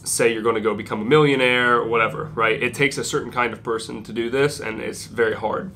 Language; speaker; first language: English; native; English